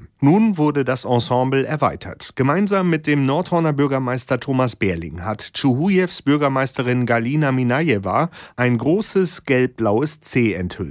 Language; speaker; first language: German; native; German